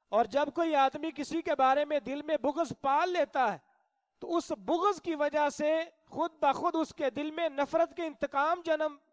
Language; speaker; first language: Urdu; non-native, local second language; Punjabi